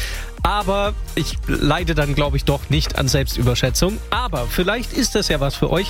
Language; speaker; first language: German; native; German